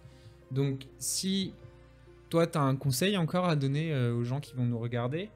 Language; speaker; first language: French; native; French